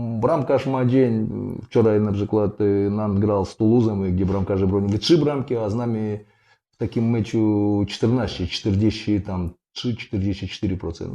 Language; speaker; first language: Polish; non-native, fluent; Russian